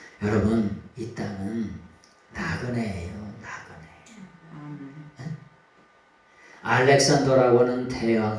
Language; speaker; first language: Korean; native; Korean